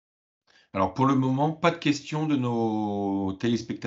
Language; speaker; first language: French; native; French